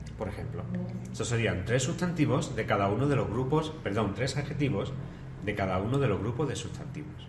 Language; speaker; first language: Spanish; native; Spanish